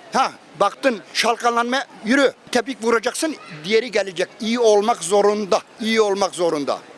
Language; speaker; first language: Turkish; native; Turkish